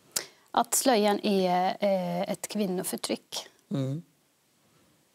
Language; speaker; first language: Swedish; early bilingual, other home language; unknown